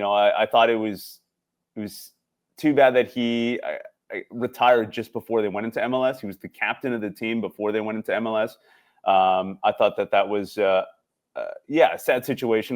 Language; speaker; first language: English; native; English